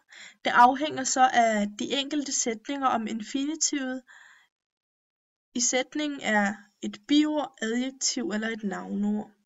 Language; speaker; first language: Danish; early bilingual, other home language; Turkish